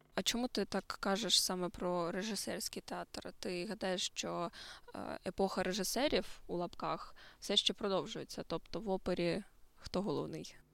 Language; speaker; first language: Ukrainian; native; Ukrainian